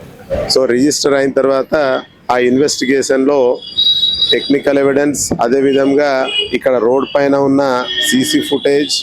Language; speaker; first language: Telugu; native; Telugu